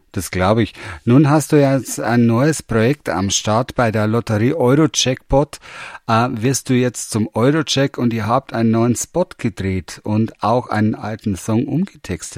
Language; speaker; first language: German; native; German